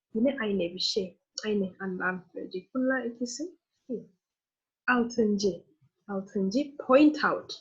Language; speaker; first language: Turkish; non-native, learner; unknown